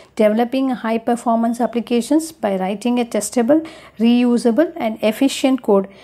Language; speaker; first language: English; non-native, local second language; Tamil